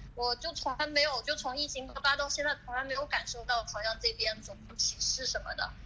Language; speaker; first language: Chinese; native; Chinese